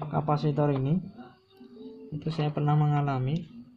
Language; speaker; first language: Indonesian; non-native, local second language; Javanese